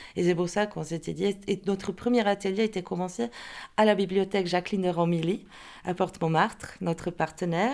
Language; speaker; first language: French; non-native, fluent; Croatian